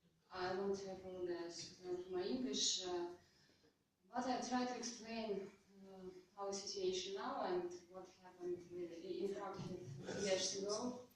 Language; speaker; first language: English; non-native, learner; Russian